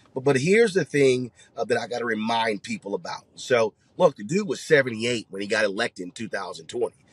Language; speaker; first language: English; native; English